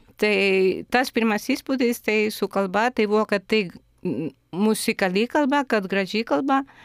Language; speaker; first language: Lithuanian; non-native, fluent; Spanish